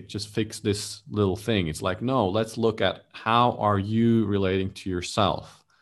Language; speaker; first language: English; non-native, fluent; German